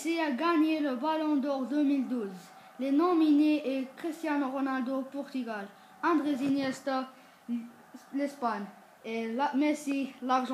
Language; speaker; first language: French; non-native, learner; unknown